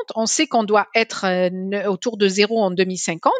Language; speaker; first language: French; non-native, local second language; Arabic